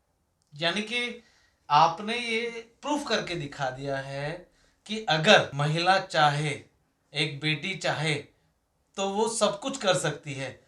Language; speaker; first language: Hindi; native; Hindi